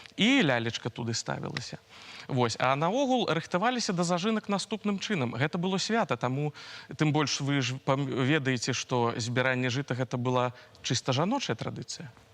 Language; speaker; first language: Belarusian; native; Belarusian